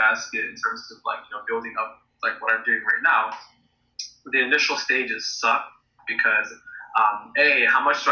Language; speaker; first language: English; native; English